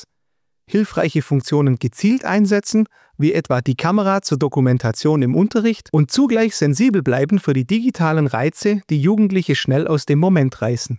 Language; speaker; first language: German; native; German